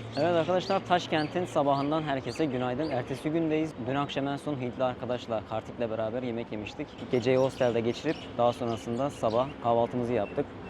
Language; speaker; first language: Turkish; native; Turkish